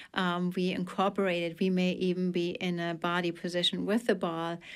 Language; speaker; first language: English; non-native, fluent; German